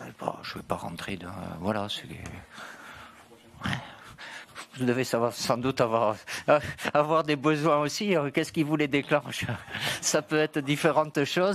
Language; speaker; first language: French; native; French